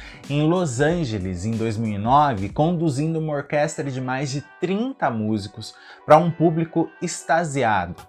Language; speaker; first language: Portuguese; native; Portuguese